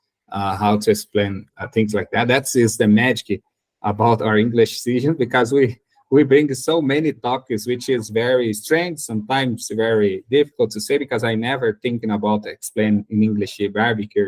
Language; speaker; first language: English; non-native, learner; Portuguese